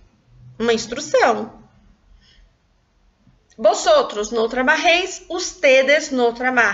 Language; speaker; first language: Spanish; non-native, local second language; Portuguese